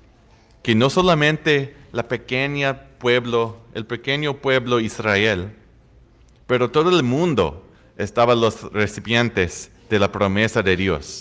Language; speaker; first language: Spanish; non-native, fluent; English